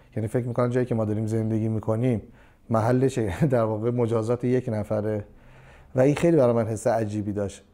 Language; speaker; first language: Persian; native; Persian